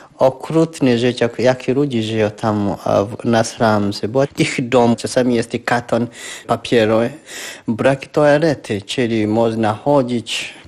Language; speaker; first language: Polish; non-native, fluent; Swahili